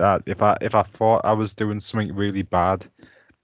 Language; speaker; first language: English; native; English